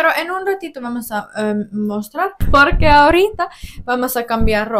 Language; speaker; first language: Spanish; non-native, learner; Finnish